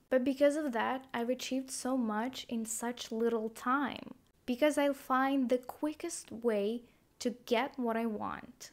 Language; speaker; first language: English; non-native, fluent; Ukrainian